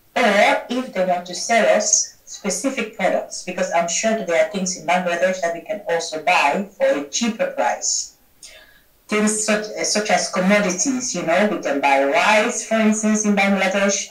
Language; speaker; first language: English; non-native, fluent; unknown